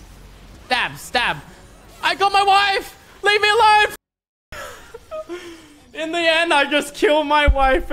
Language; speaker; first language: English; native; English